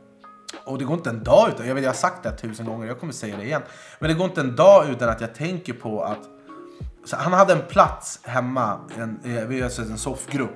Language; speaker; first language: Swedish; native; Swedish